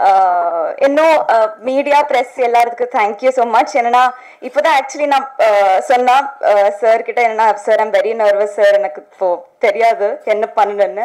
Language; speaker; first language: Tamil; non-native, learner; Telugu